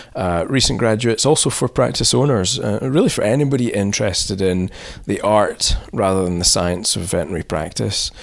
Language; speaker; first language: English; native; English